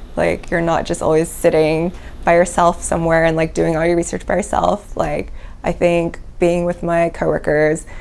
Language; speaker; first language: English; native; English